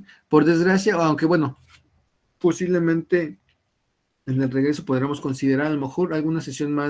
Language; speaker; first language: Spanish; native; Spanish